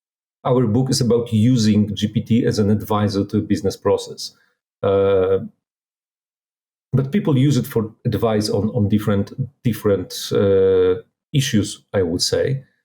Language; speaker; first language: English; non-native, fluent; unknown